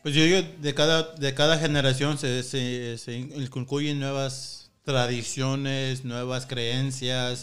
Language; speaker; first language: Spanish; early bilingual, heritage; Spanish